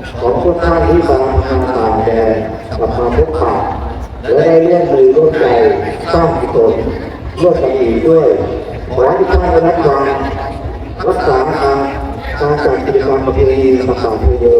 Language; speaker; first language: Thai; native; Thai